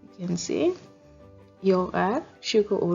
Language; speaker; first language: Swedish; non-native, fluent; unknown